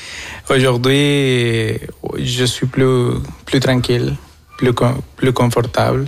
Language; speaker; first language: French; non-native, fluent; Spanish